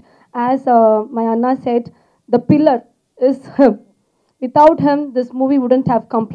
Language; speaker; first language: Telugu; non-native, learner; Malayalam